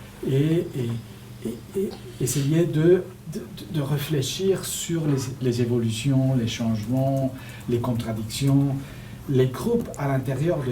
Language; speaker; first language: French; non-native, fluent; Spanish